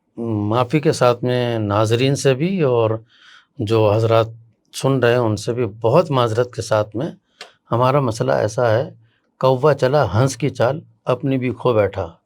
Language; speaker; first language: Urdu; native; Urdu